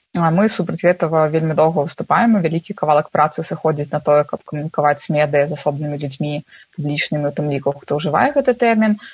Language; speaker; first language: Belarusian; non-native, local second language; Russian